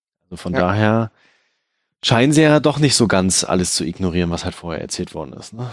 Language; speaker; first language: German; native; German